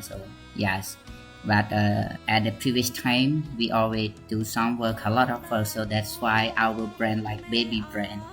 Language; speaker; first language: English; non-native, learner; Khmer